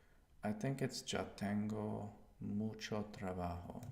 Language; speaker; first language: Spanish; non-native, learner; English